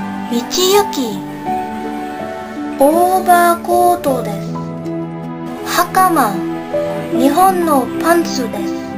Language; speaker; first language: Japanese; non-native, learner; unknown